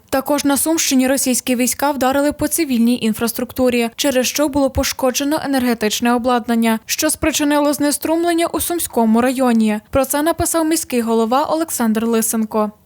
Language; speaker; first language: Ukrainian; native; Ukrainian